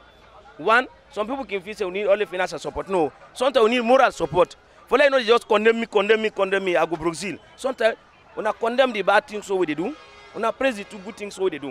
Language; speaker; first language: English; non-native, local second language; Krio